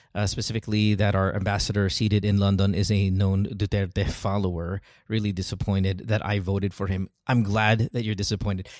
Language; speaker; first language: English; non-native, local second language; Filipino